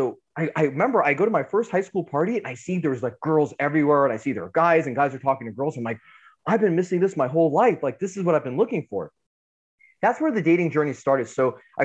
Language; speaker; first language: English; native; English